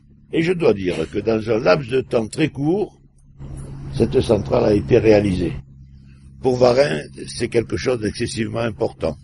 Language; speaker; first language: French; native; French